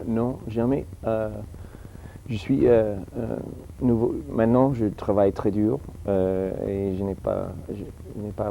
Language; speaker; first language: French; early bilingual, heritage; English